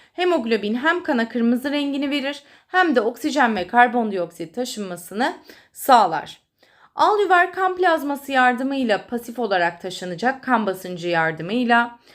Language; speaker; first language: Turkish; native; Turkish